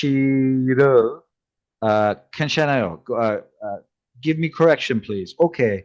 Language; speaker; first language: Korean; non-native, learner; English